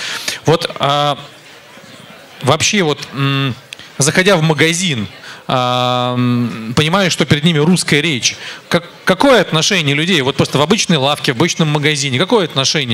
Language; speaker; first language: Russian; native; Russian